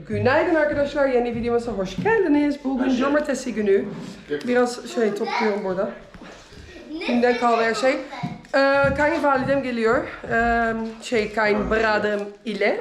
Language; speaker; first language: Turkish; non-native, fluent; Dutch